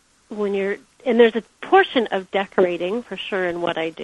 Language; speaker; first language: English; native; English